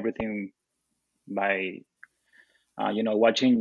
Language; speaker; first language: English; non-native, fluent; Spanish